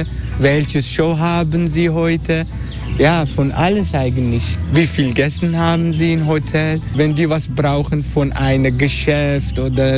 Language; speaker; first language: German; non-native, learner; Turkish